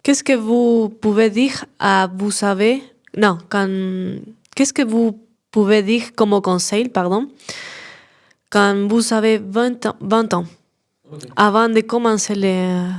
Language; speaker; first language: French; non-native, learner; Spanish